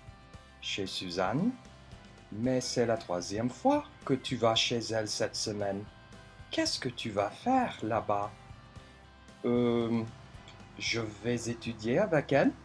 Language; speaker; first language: French; non-native, fluent; English